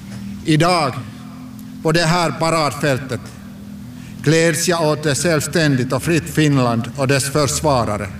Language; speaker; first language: Swedish; non-native, local second language; Finnish